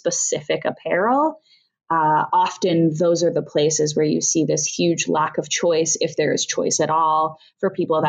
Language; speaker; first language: English; native; English